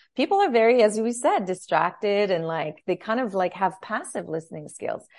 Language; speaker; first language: English; native; English